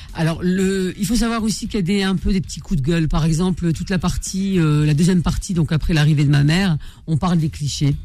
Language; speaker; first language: French; native; French